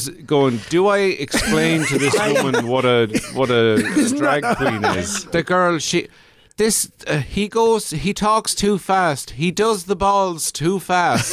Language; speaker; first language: English; native; English